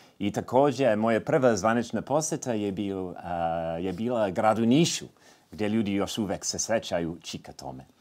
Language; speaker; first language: Serbian; non-native, fluent; English